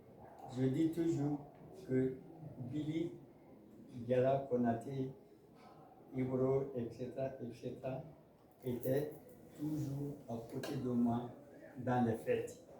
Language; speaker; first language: French; non-native, local second language; Mandingo